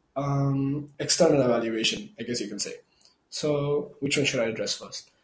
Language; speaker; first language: English; non-native, local second language; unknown